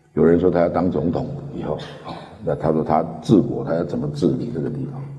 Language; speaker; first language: Chinese; early bilingual, other home language; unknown